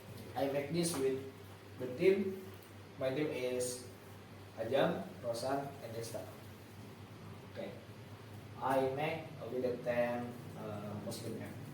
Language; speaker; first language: English; non-native, learner; Indonesian